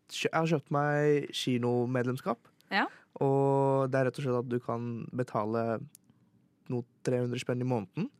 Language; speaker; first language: Norwegian; non-native, fluent; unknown